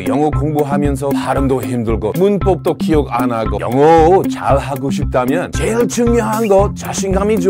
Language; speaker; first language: Korean; non-native, fluent; English